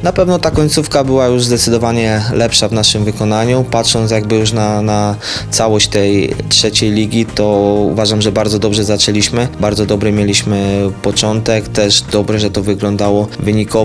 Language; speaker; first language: Polish; native; Polish